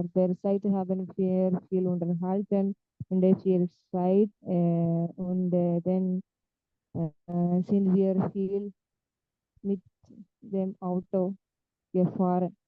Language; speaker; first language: German; non-native, learner; Malayalam